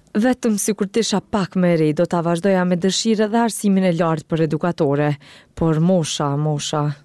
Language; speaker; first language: Albanian; native; Albanian